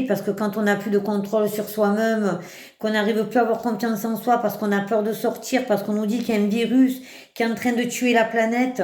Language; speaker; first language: French; native; French